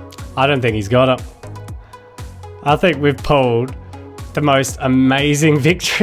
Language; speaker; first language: English; native; English